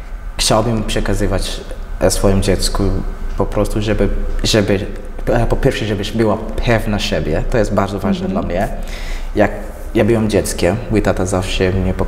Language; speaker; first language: Polish; non-native, learner; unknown